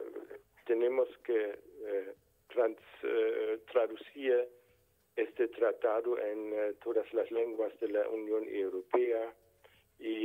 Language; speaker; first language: Spanish; non-native, fluent; German